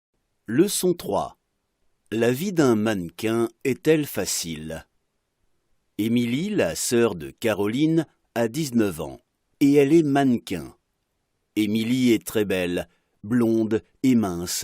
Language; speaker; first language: French; non-native, fluent; Arabic